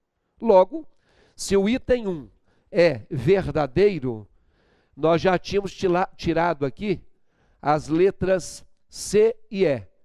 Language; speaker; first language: Portuguese; native; Portuguese